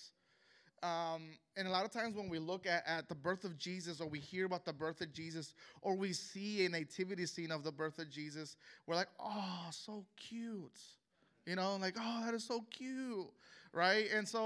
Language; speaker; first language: English; native; English